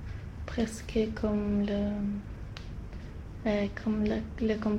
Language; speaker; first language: French; non-native, learner; Swedish